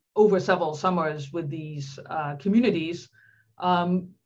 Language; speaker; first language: English; non-native, fluent; Danish